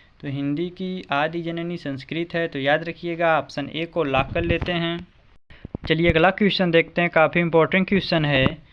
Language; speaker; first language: Hindi; native; Hindi